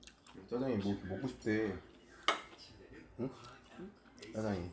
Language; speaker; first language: Korean; native; Korean